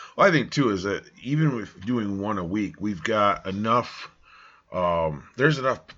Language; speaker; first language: English; early bilingual, other home language; Italian